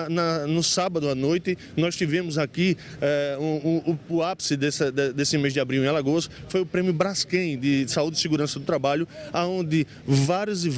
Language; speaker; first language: Portuguese; native; Portuguese